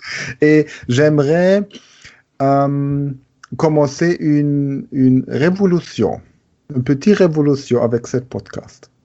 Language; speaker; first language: French; non-native, learner; German